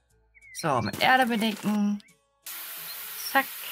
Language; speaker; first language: German; native; German